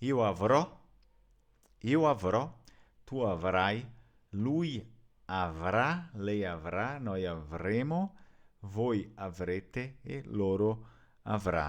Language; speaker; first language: Italian; non-native, fluent; Portuguese